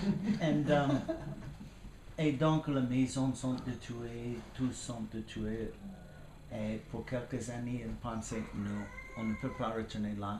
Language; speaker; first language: French; non-native, fluent; English